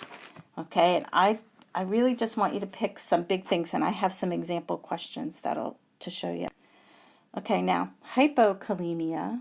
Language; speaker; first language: English; native; English